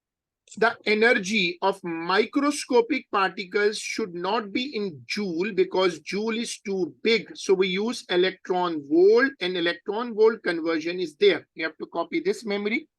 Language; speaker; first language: English; non-native, local second language; Urdu